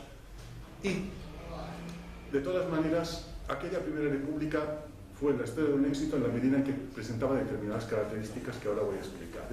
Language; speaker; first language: Spanish; non-native, fluent; Italian